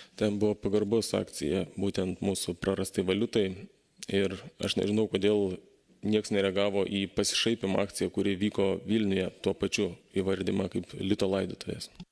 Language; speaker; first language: Lithuanian; native; Lithuanian